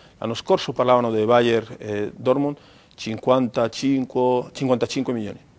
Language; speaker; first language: Italian; non-native, fluent; Spanish